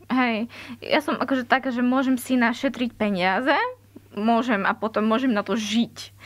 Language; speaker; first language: Slovak; non-native, fluent; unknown